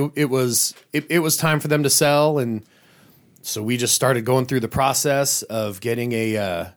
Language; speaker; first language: English; native; English